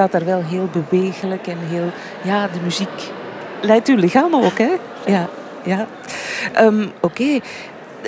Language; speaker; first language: Dutch; native; Dutch